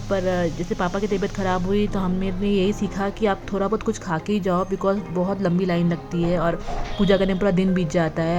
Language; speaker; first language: Hindi; native; Hindi